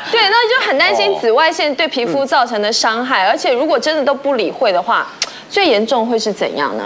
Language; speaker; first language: Chinese; native; Chinese